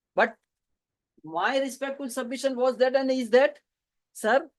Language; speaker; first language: English; non-native, local second language; Gujarati